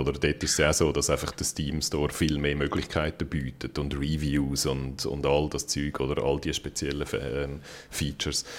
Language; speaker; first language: German; native; German